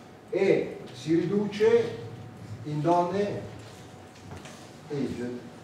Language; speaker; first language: English; non-native, learner; Italian